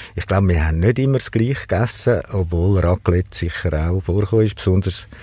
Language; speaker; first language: German; native; German